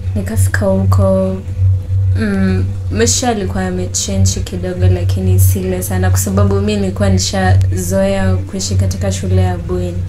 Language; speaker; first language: Swahili; non-native, local second language; Gusii